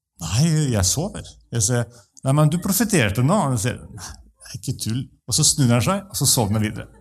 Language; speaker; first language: Norwegian; non-native, fluent; Russian